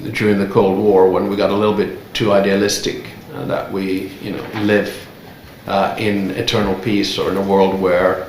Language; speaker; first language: English; non-native, fluent; Finnish